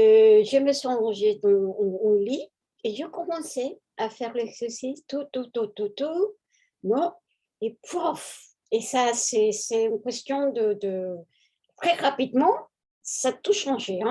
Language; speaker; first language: French; non-native, fluent; Spanish